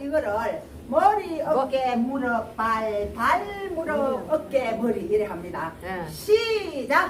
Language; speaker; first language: Korean; native; Korean